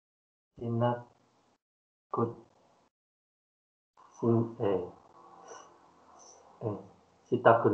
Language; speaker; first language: Japanese; non-native, learner; Chinese